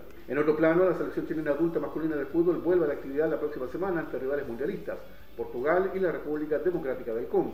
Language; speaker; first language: Spanish; native; Spanish